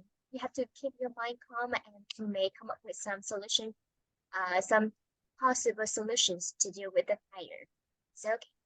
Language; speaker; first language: English; non-native, fluent; Vietnamese